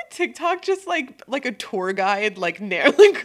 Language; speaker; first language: English; native; English